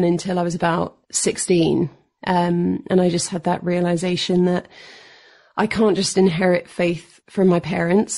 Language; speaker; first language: English; native; English